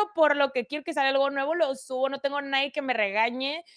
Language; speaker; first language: Spanish; native; Spanish